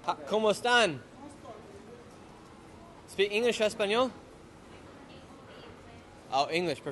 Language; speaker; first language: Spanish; non-native, learner; English